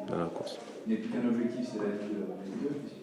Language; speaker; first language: French; native; French